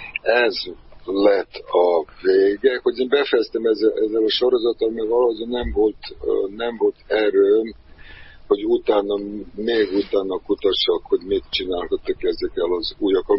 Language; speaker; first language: Hungarian; non-native, fluent; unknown